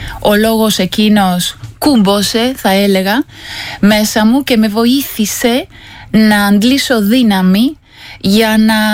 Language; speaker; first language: Greek; non-native, fluent; Spanish